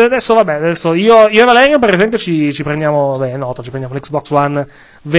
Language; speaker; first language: Italian; native; Italian